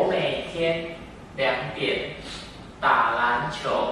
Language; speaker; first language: Chinese; non-native, learner; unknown